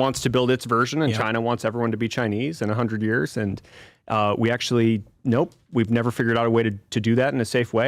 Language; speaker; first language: English; native; English